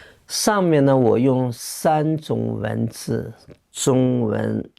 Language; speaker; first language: Chinese; native; Chinese